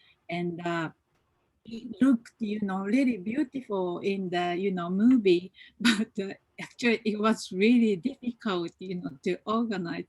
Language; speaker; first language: English; non-native, fluent; Japanese